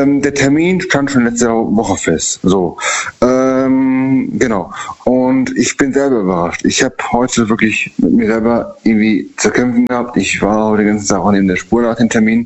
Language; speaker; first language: German; native; German